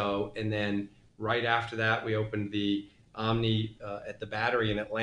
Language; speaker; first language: English; native; English